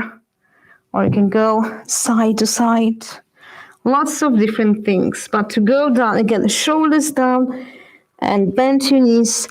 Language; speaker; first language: English; non-native, fluent; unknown